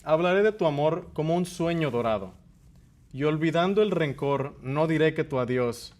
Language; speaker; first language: Spanish; early bilingual, other home language; English